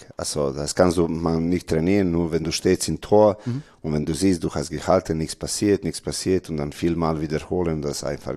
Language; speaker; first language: German; non-native, learner; Serbian